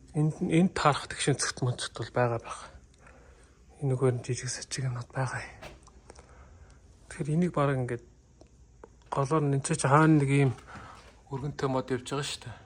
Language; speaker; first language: Mongolian; native; Mongolian